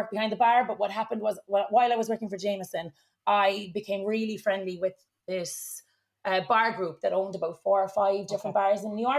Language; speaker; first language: English; native; English